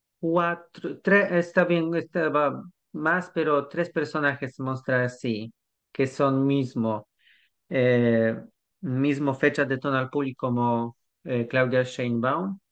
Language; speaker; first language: Spanish; non-native, learner; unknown